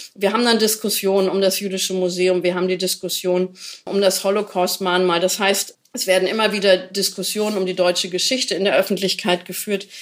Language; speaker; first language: German; native; German